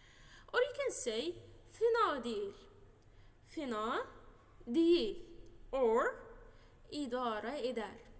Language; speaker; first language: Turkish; non-native, fluent; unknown